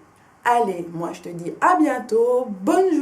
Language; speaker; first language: French; native; French